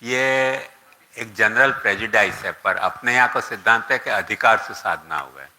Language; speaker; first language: Hindi; non-native, local second language; Gujarati